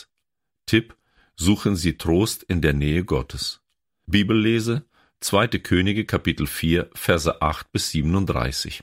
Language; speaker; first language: German; native; German